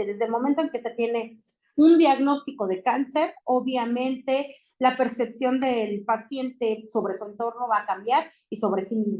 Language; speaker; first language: Spanish; native; Spanish